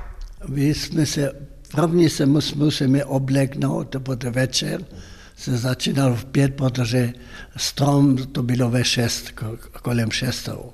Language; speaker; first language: Czech; non-native, local second language; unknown